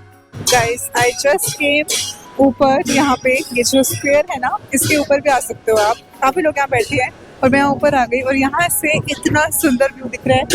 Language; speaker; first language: Hindi; native; Hindi